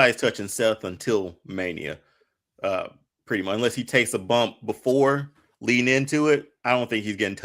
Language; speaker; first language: English; native; English